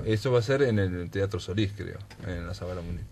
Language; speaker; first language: Spanish; native; Spanish